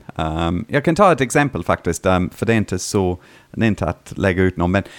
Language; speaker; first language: Swedish; non-native, fluent; English